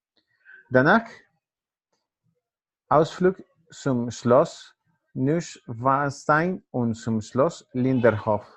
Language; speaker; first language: German; non-native, learner; Spanish